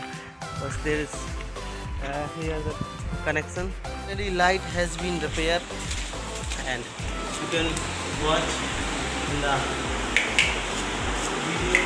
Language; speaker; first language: English; non-native, local second language; Hindi